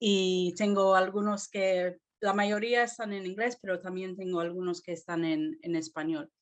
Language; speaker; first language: Spanish; non-native, fluent; English